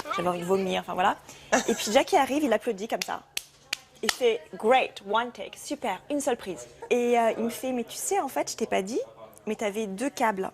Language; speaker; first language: French; native; French